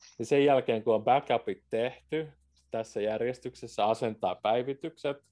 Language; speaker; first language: Finnish; early bilingual, heritage; Finnish